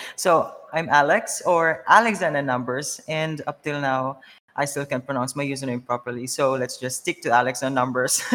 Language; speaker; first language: English; non-native, local second language; Filipino